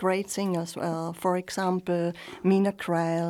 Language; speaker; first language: English; non-native, fluent; German